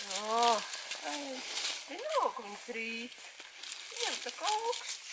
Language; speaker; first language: Latvian; non-native, local second language; Russian